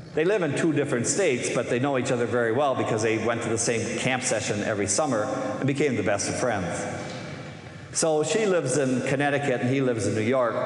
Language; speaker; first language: English; native; English